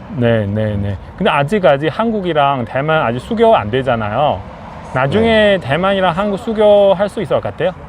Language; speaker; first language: Korean; non-native, fluent; Chinese